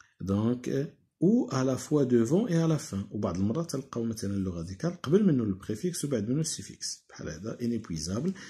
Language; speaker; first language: French; non-native, local second language; Arabic